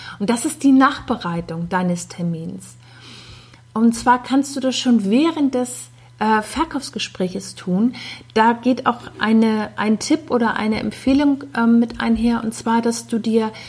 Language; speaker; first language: German; native; German